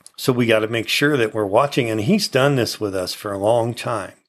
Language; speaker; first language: English; native; English